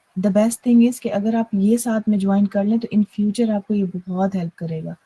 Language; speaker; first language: Urdu; native; Urdu